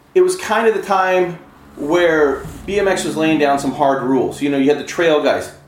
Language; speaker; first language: English; native; English